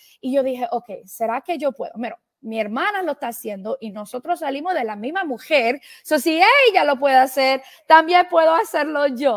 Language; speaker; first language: Spanish; early bilingual, heritage; Spanish